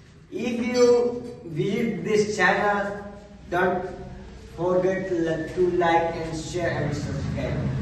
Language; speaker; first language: English; non-native, learner; Hindi